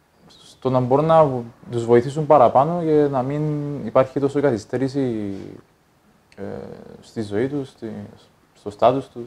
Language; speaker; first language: Greek; early bilingual, other home language; Persian